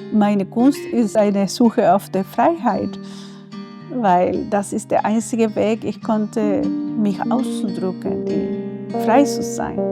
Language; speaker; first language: German; non-native, learner; Spanish